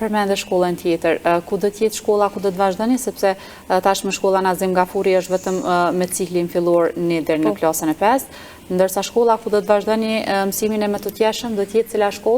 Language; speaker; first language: Albanian; native; Albanian